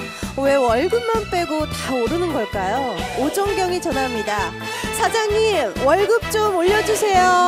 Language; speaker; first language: Korean; native; Korean